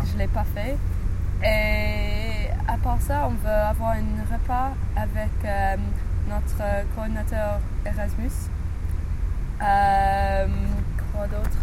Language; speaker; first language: French; non-native, fluent; English